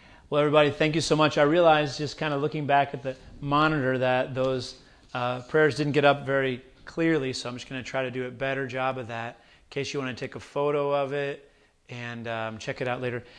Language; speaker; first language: English; native; English